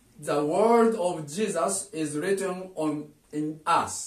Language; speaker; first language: English; non-native, learner; Japanese